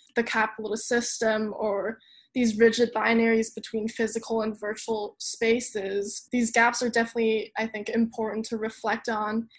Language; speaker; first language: English; non-native, local second language; Cantonese